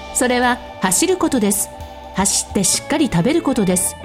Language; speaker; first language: Japanese; non-native, fluent; English